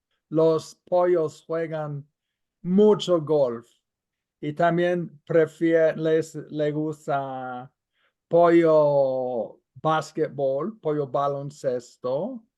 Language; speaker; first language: Spanish; non-native, fluent; English